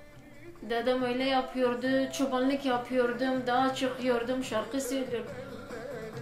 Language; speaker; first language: Turkish; non-native, local second language; Turoyo